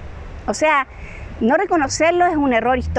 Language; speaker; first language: Spanish; native; Spanish